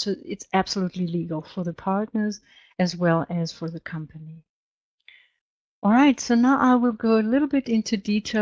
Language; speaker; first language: English; non-native, fluent; German